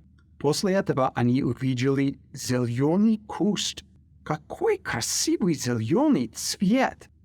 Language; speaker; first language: Russian; non-native, fluent; English